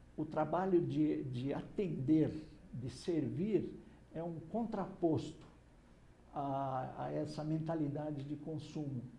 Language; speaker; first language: Portuguese; non-native, fluent; German